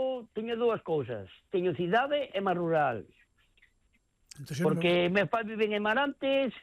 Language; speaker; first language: Galician; native; Galician